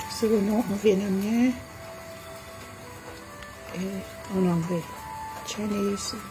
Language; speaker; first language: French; non-native, learner; Vietnamese